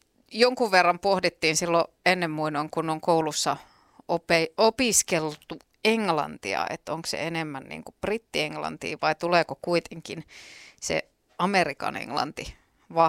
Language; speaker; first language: Finnish; native; Finnish